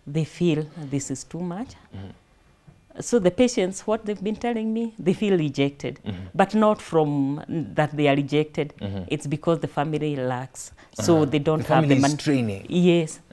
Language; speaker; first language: English; non-native, local second language; Kikuyu